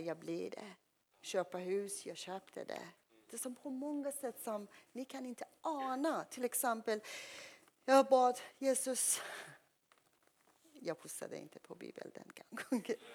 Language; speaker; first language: Swedish; non-native, fluent; Persian